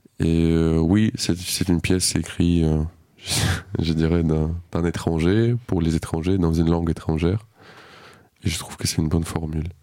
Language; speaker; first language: French; non-native, fluent; Russian